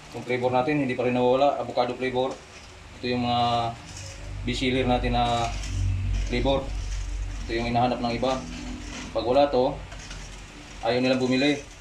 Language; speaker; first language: Filipino; non-native, local second language; Hiligaynon